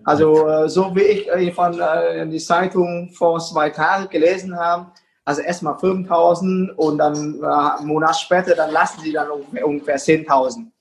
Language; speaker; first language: German; non-native, fluent; Vietnamese